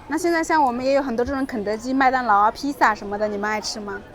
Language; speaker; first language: Chinese; native; Chinese